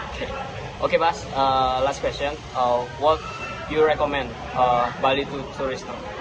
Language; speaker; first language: English; non-native, learner; Indonesian